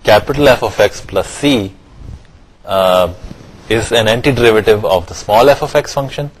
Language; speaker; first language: English; non-native, local second language; Urdu